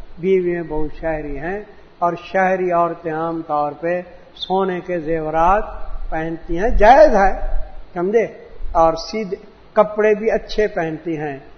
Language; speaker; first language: Urdu; non-native, local second language; Punjabi